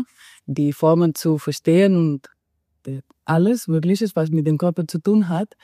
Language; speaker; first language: German; non-native, fluent; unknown